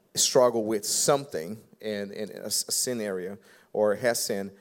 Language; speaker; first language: English; non-native, fluent; Portuguese